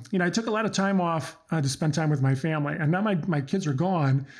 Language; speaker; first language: English; early bilingual, other home language; Croatian